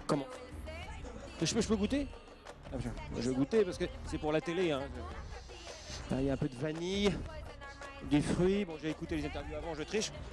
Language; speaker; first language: French; native; French